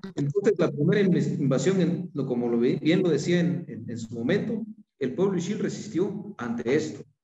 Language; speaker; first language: Spanish; non-native, local second language; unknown